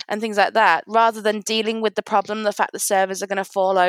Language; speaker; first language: English; native; English